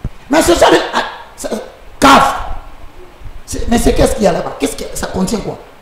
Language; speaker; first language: French; non-native, local second language; Lingala